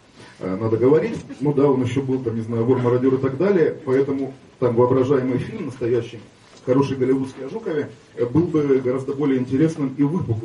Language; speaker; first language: Russian; native; Russian